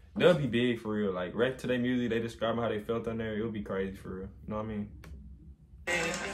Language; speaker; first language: English; native; English